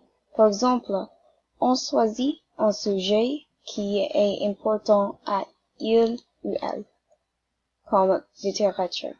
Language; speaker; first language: French; non-native, learner; English